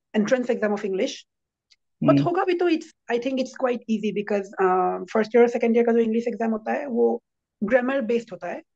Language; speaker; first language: Hindi; non-native, local second language; Assamese